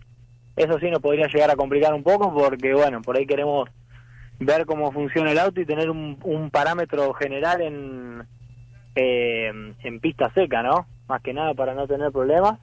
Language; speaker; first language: Spanish; native; Spanish